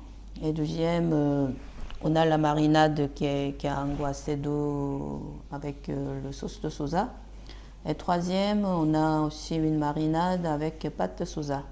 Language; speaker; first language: French; non-native, fluent; Korean